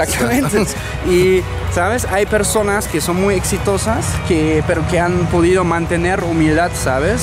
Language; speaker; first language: Spanish; non-native, fluent; German